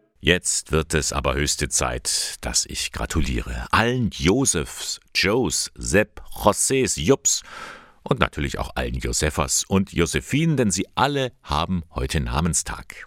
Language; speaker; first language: German; native; German